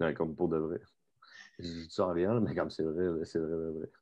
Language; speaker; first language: French; native; French